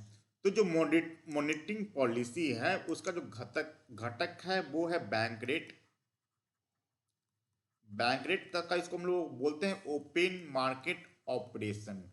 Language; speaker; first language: Hindi; native; Hindi